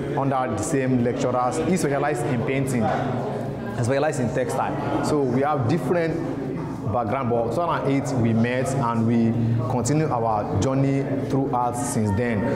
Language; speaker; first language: English; non-native, local second language; Yoruba